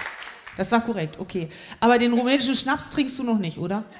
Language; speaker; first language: German; native; German